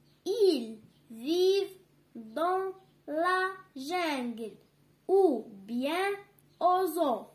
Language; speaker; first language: French; non-native, learner; Arabic